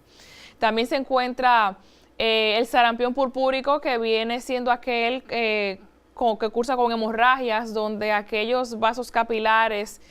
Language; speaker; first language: Spanish; native; Spanish